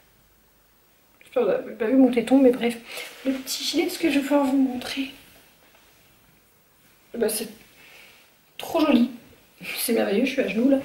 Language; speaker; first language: French; native; French